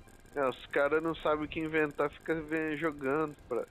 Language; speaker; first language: Portuguese; native; Portuguese